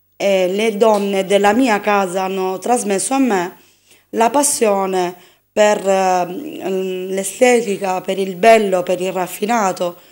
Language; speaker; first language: Italian; native; Italian